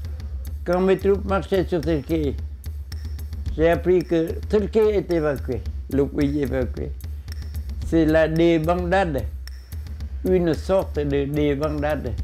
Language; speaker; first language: French; non-native, local second language; Vietnamese